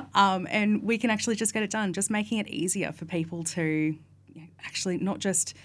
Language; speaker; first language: English; native; English